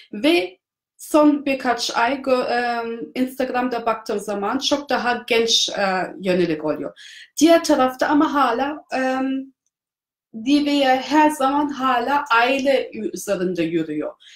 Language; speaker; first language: Turkish; non-native, fluent; German